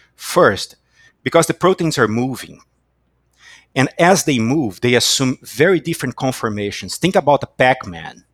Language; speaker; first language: English; non-native, fluent; Portuguese